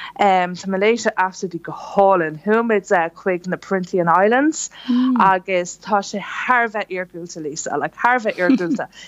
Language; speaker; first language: Irish; non-native, local second language; English